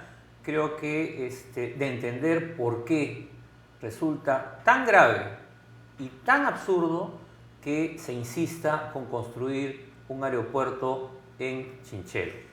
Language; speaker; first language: Spanish; native; Spanish